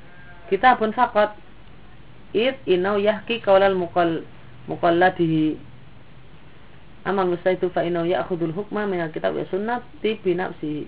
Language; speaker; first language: Arabic; non-native, fluent; Indonesian